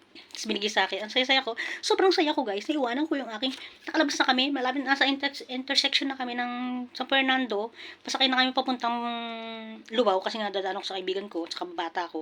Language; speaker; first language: Filipino; non-native, local second language; Pampanga